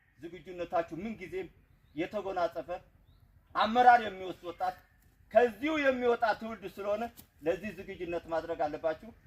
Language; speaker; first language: Amharic; non-native, local second language; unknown